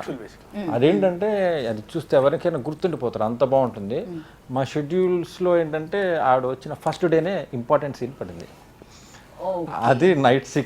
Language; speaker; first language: Telugu; native; Telugu